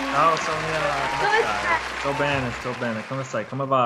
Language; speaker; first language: Italian; non-native, fluent; English